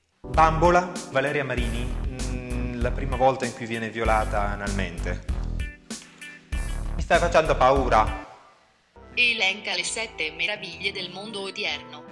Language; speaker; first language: Italian; native; Italian